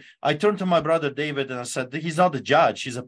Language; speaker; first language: English; non-native, fluent; Polish